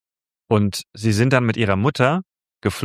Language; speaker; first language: German; native; German